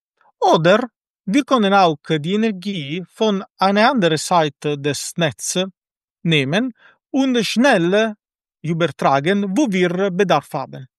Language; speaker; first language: German; non-native, fluent; Italian